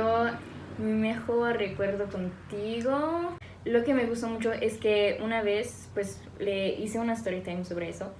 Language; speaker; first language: Spanish; non-native, fluent; French